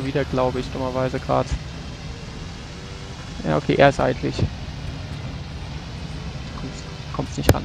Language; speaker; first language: German; native; German